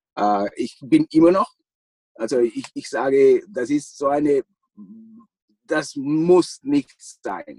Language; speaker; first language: German; non-native, fluent; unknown